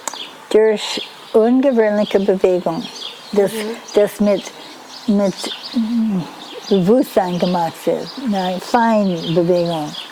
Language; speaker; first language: German; non-native, learner; English